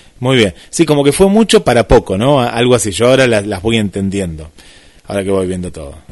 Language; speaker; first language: Spanish; native; Spanish